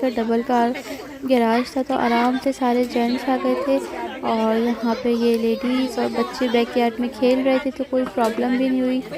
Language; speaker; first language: Urdu; native; Urdu